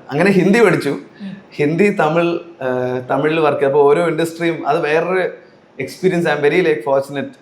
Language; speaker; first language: Malayalam; native; Malayalam